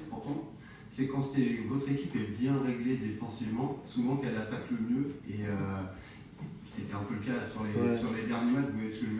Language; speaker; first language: French; native; French